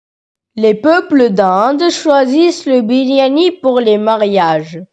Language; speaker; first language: French; non-native, learner; Tamil